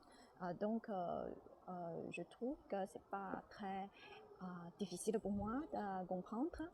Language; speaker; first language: French; non-native, learner; Chinese